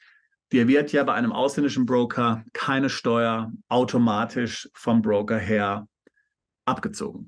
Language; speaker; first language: German; native; German